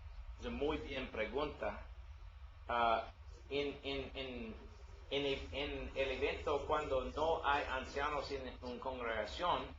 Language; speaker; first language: Spanish; non-native, learner; English